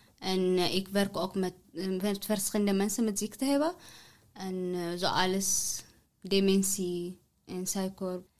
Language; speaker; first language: Dutch; non-native, learner; Tigrinya